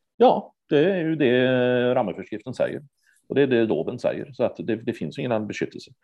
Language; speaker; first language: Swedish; native; Swedish